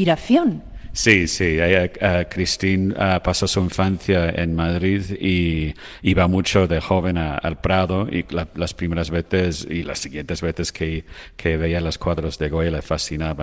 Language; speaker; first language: Spanish; non-native, fluent; English